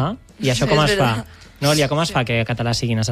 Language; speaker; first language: Catalan; native; Catalan